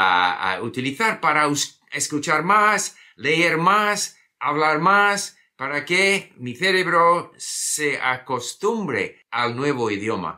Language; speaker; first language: Spanish; non-native, fluent; English